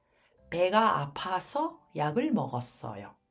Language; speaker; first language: Korean; early bilingual, heritage; Japanese